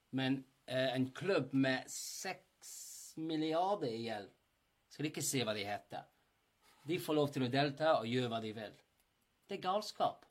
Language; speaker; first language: Norwegian; non-native, fluent; English